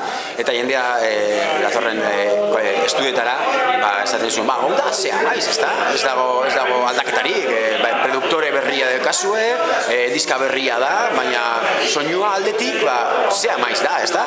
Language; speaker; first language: Basque; native; Basque